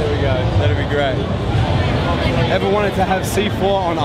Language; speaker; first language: English; native; English